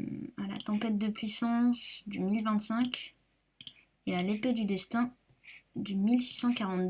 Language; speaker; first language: French; native; French